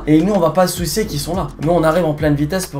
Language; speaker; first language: French; native; French